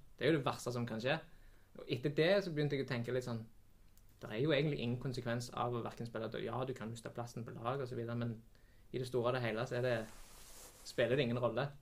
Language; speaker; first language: Norwegian; native; Norwegian